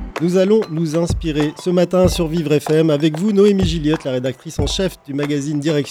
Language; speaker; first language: French; native; French